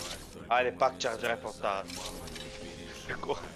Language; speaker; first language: Bulgarian; native; Bulgarian